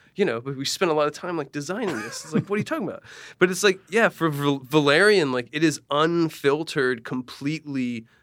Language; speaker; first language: English; native; English